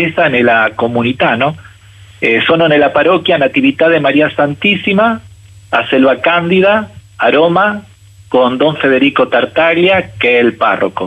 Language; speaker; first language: Italian; non-native, fluent; Spanish